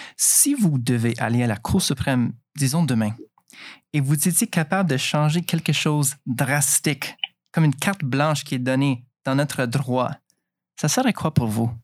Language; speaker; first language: French; native; French